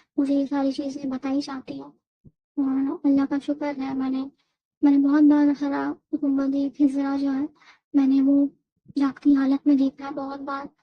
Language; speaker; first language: Urdu; native; Urdu